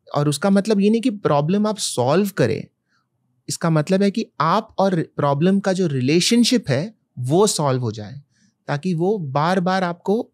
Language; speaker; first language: Hindi; non-native, local second language; Malayalam